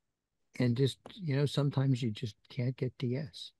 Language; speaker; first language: English; native; English